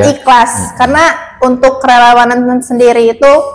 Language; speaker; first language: Indonesian; native; Indonesian